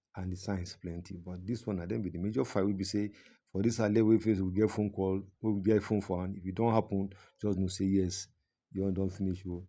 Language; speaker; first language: Nigerian Pidgin; non-native, local second language; Yoruba